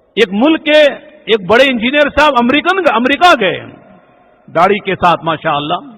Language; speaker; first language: Urdu; native; Urdu